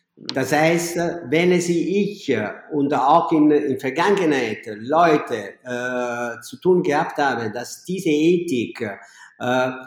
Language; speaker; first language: German; non-native, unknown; Italian